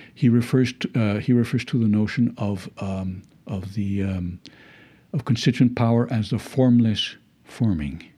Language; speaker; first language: English; early bilingual, other home language; Spanish